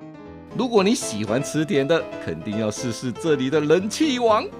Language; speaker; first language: Chinese; native; Chinese